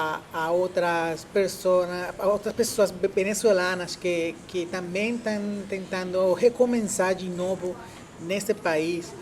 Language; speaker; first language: Portuguese; non-native, fluent; Spanish